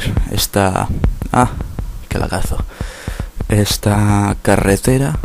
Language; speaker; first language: Spanish; native; Spanish